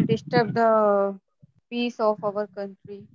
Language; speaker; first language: English; non-native, learner; Hindi